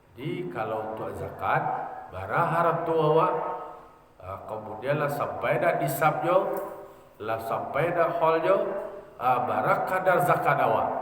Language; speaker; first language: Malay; non-native, local second language; Minangkabau